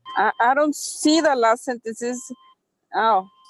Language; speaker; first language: English; non-native, learner; Spanish